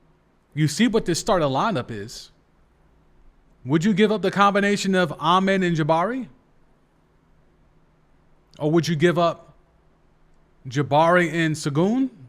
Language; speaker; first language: English; native; English